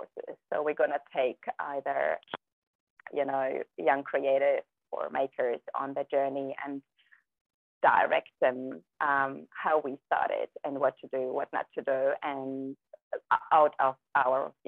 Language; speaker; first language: English; non-native, fluent; German